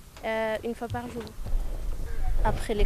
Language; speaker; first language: French; non-native, learner; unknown